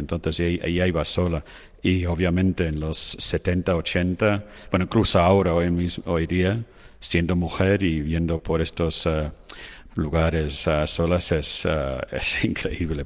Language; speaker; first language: Spanish; non-native, fluent; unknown